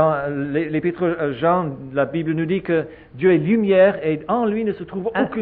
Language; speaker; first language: French; native; French